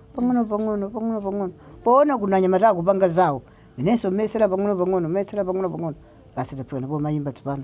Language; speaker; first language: Nyanja; native; Nyanja